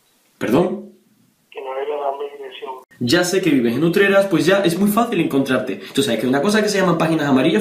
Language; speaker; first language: Spanish; native; Spanish